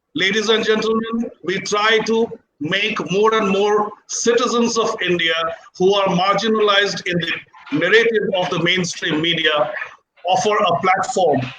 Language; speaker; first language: English; non-native, local second language; Hindi